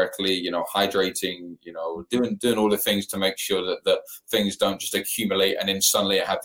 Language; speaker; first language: English; native; English